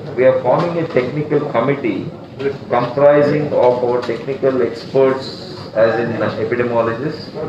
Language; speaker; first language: English; non-native, local second language; Kannada